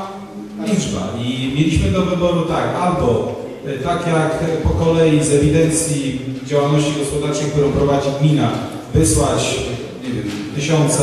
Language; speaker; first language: Polish; native; Polish